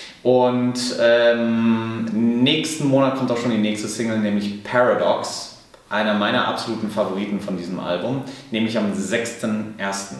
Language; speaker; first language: German; native; German